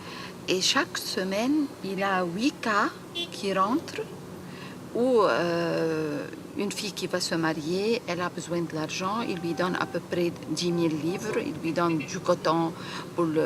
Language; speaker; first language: French; non-native, learner; Arabic